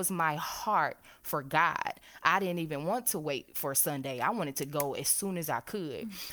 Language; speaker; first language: English; native; English